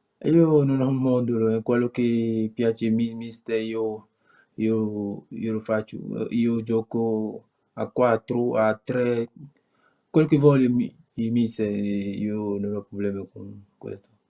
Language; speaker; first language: Italian; non-native, learner; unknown